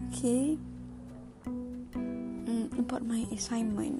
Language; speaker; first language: English; non-native, local second language; Malay